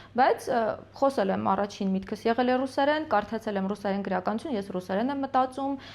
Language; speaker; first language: Armenian; early bilingual, other home language; Russian